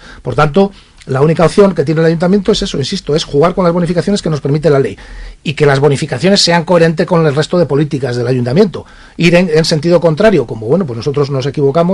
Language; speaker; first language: Spanish; native; Spanish